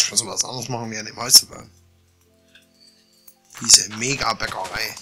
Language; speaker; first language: German; native; German